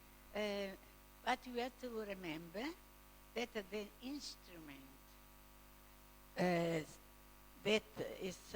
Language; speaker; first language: English; non-native, learner; Italian